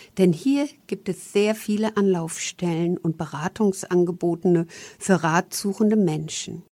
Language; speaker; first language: German; native; German